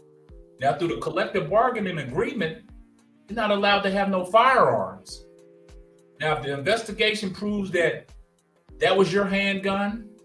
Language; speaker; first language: English; native; English